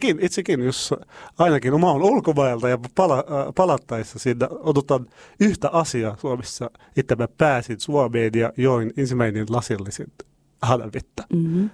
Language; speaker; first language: Finnish; non-native, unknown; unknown